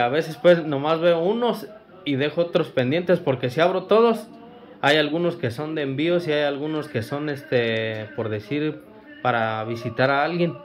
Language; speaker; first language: Spanish; native; Spanish